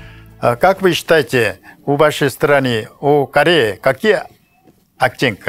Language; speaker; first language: Russian; non-native, learner; Korean